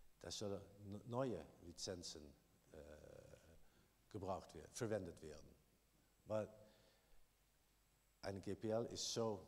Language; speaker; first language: German; non-native, learner; Dutch